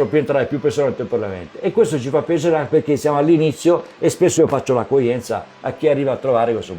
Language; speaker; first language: Italian; native; Italian